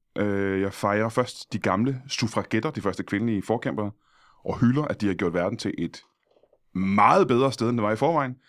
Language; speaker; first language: Danish; native; Danish